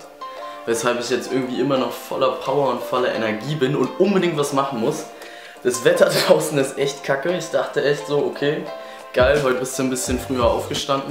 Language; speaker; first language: German; native; German